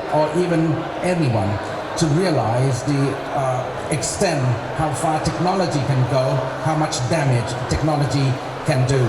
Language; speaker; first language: English; non-native, fluent; Thai